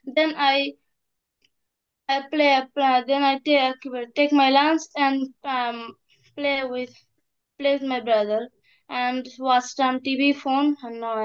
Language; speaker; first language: English; non-native, learner; Bangla